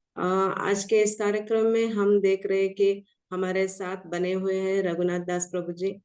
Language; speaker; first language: Hindi; non-native, local second language; Kannada